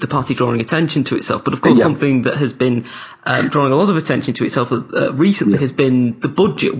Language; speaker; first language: English; native; English